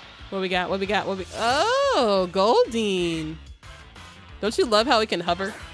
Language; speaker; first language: English; native; English